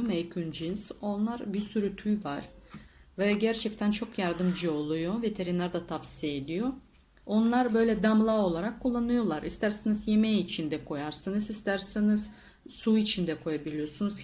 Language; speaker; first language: Turkish; non-native, learner; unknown